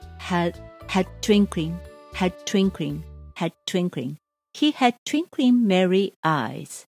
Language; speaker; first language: English; non-native, fluent; Japanese